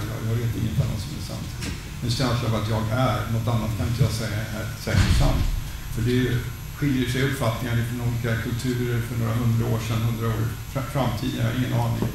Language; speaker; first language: Swedish; native; Swedish